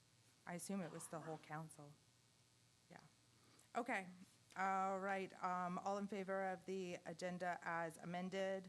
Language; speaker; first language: English; native; English